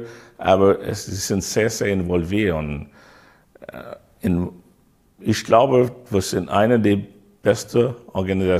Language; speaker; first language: German; non-native, learner; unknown